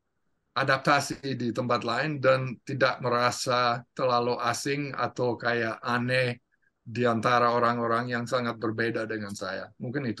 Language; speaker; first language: Indonesian; non-native, fluent; English